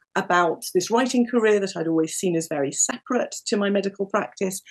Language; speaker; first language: English; native; English